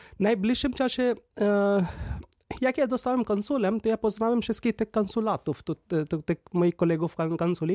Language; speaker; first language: Polish; non-native, fluent; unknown